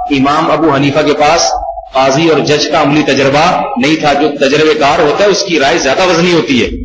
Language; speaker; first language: Urdu; native; Urdu